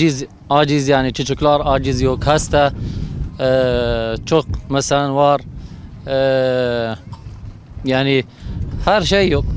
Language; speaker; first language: Turkish; non-native, learner; Arabic